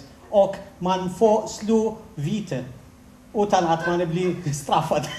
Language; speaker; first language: Swedish; non-native, fluent; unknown